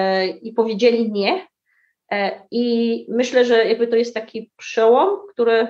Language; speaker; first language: Polish; early bilingual, heritage; Arabic